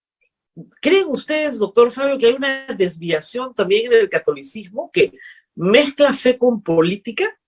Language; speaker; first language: Spanish; native; Spanish